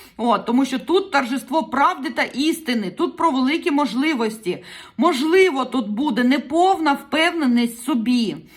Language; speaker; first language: Ukrainian; non-native, local second language; Russian